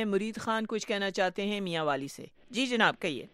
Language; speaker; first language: Urdu; native; Urdu